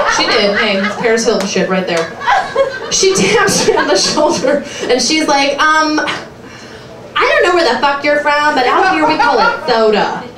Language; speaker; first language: English; native; English